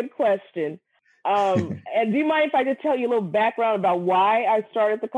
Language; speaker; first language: English; native; English